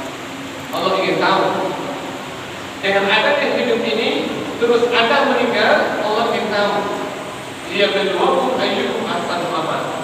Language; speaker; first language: Indonesian; native; Indonesian